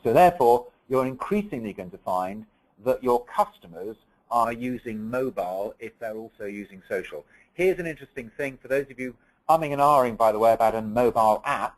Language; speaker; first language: English; native; English